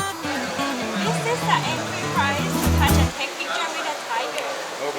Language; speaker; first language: English; non-native, learner; Thai